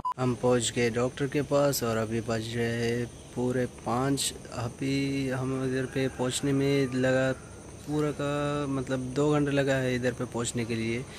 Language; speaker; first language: Hindi; non-native, local second language; Bangla